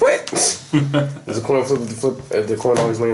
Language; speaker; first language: English; native; English